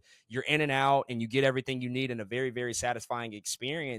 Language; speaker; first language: English; native; English